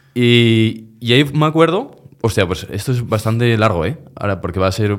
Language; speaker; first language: Spanish; native; Spanish